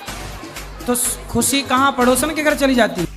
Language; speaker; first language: Hindi; native; Hindi